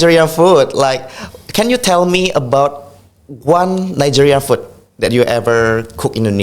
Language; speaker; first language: English; non-native, fluent; Indonesian